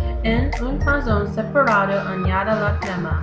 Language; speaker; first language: Spanish; non-native, learner; English